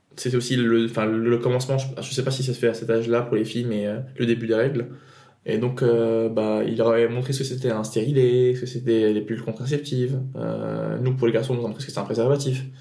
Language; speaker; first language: French; non-native, local second language; Arabic